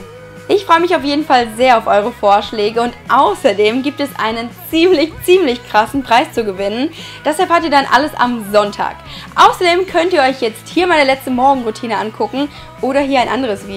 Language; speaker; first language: German; native; German